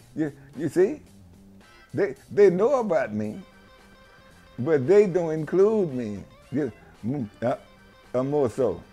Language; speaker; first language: English; native; English